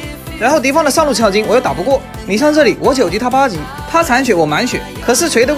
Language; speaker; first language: Chinese; native; Chinese